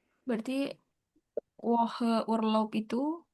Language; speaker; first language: German; non-native, learner; Indonesian